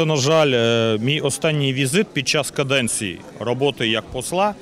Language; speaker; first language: Ukrainian; non-native, fluent; Latvian